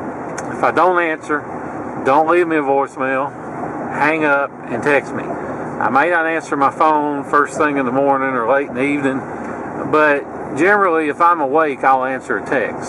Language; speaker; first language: English; native; English